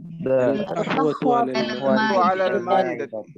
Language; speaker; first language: Arabic; non-native, learner; Bangla